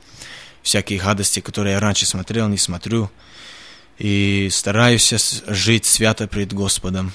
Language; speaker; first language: Russian; early bilingual, heritage; Russian